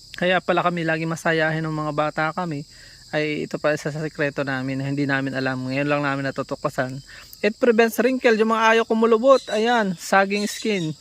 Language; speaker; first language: Filipino; native; Filipino